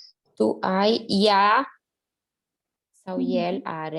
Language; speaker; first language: Romanian; non-native, learner; Spanish